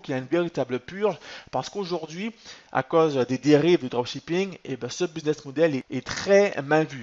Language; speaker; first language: French; native; French